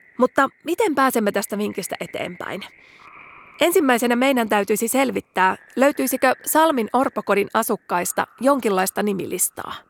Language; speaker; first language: Finnish; native; Finnish